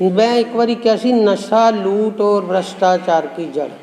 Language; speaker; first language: Hindi; non-native, local second language; Punjabi